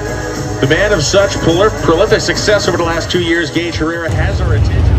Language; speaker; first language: English; native; English